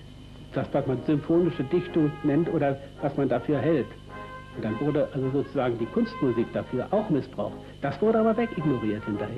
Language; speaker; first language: German; native; German